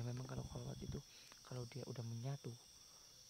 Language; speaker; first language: Indonesian; native; Indonesian